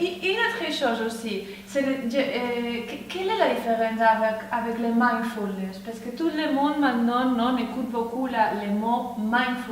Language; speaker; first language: French; non-native, learner; Spanish